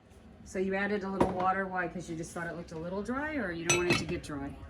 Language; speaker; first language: English; native; English